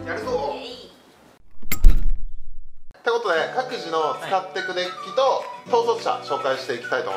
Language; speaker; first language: Japanese; native; Japanese